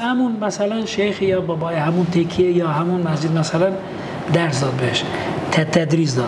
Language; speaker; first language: Persian; non-native, fluent; Albanian